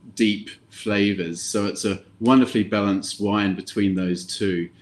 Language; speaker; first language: English; native; English